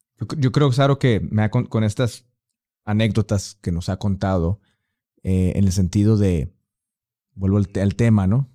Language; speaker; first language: Spanish; native; Spanish